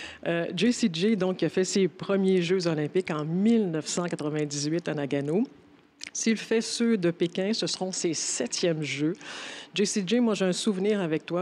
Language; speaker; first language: French; native; French